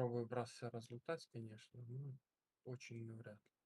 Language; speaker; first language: Russian; native; Russian